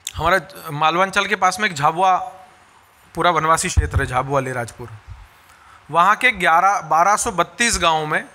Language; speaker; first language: Hindi; native; Hindi